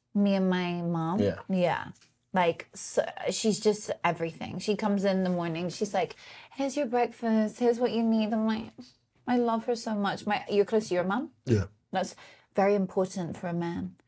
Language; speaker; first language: English; native; English